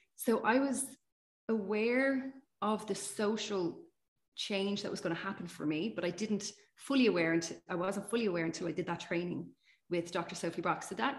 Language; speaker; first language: English; native; English